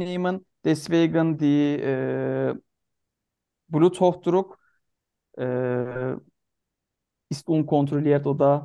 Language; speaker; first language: German; non-native, learner; Turkish